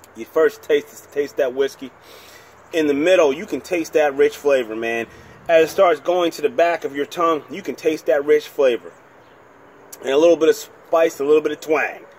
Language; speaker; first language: English; native; English